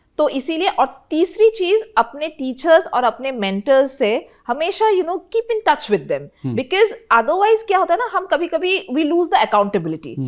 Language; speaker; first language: Hindi; non-native, local second language; Assamese